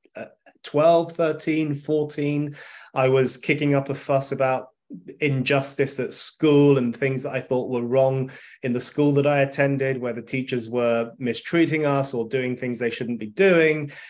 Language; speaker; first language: English; native; English